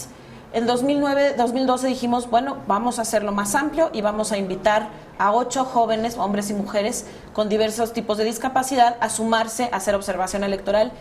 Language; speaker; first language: Spanish; native; Spanish